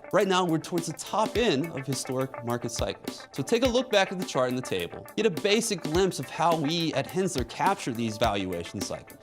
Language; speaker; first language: English; native; English